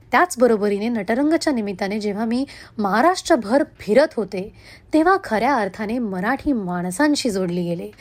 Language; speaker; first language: Marathi; non-native, local second language; Hindi